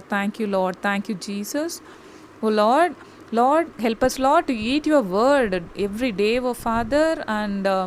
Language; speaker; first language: English; non-native, local second language; Tamil